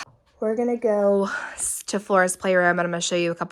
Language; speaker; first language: English; native; English